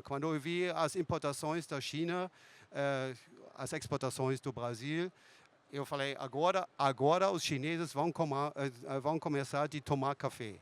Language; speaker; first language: Portuguese; non-native, fluent; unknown